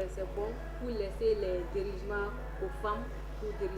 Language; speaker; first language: French; non-native, learner; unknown